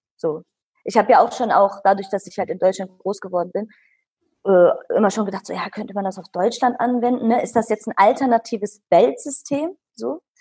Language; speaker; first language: German; early bilingual, other home language; Kurdish